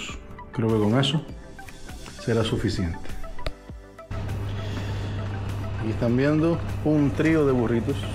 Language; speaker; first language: Spanish; native; Spanish